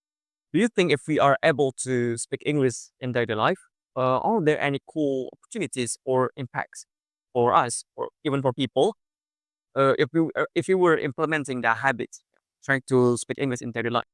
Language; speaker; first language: English; non-native, fluent; Indonesian